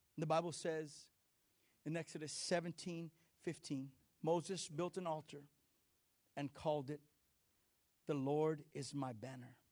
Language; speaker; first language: English; native; English